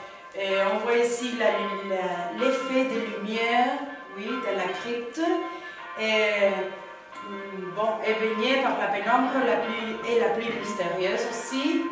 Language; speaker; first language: French; non-native, learner; Spanish